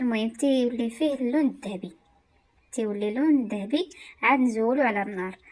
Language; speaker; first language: Arabic; native; Arabic